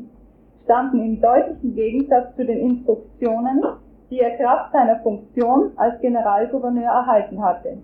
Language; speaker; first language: German; native; German